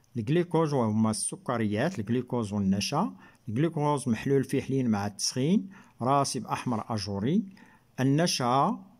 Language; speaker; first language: Arabic; native; Arabic